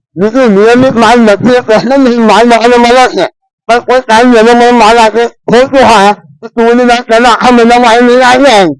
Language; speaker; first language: Gujarati; native; Gujarati